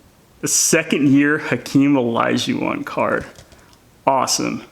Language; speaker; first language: English; native; English